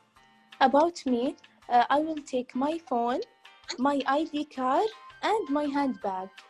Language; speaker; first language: English; non-native, learner; Arabic